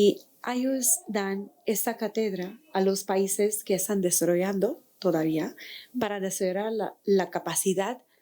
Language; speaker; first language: Spanish; non-native, fluent; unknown